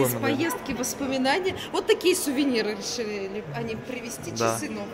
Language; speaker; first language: Russian; native; Russian